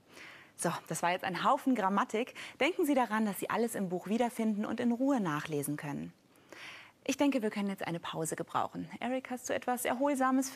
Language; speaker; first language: German; native; German